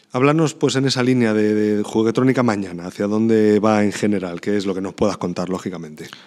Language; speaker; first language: Spanish; native; Spanish